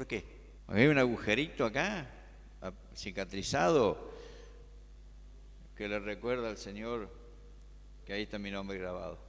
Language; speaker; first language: Spanish; native; Spanish